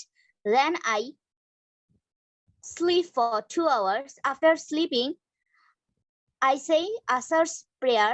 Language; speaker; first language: English; non-native, learner; Bangla